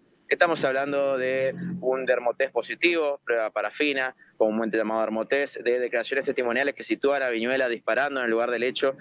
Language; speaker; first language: Spanish; native; Spanish